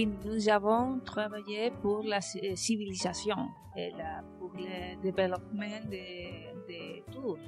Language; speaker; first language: French; non-native, learner; Spanish